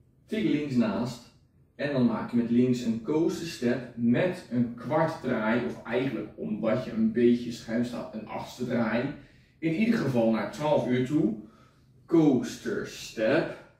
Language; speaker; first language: Dutch; native; Dutch